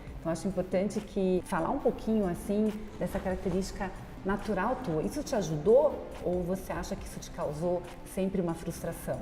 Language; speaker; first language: Portuguese; native; Portuguese